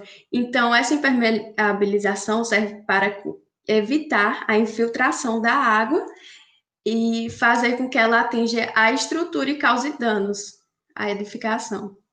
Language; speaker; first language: Portuguese; native; Portuguese